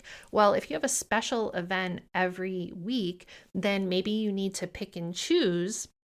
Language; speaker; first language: English; native; English